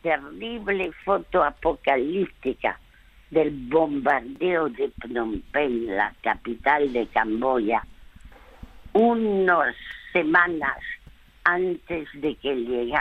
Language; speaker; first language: Spanish; native; Spanish